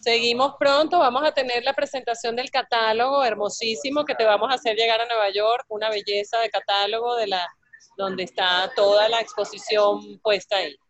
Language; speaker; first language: Spanish; native; Spanish